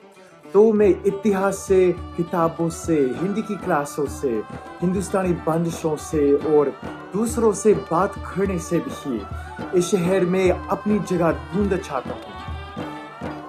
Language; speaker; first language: Hindi; non-native, fluent; English